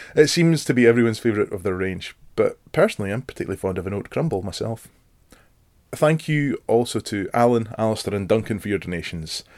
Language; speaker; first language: English; native; English